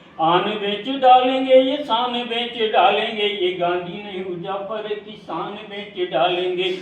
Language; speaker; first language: Hindi; native; Hindi